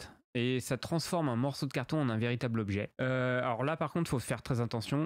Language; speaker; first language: French; native; French